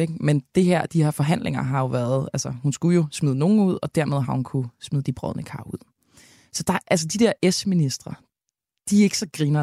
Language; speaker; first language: Danish; native; Danish